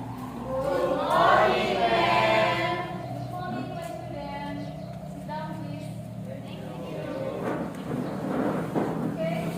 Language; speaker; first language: English; non-native, local second language; Indonesian